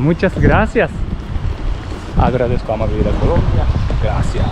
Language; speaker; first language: Spanish; non-native, learner; Japanese